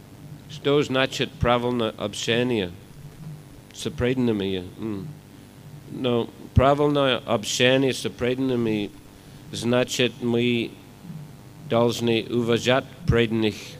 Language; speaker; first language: Russian; non-native, fluent; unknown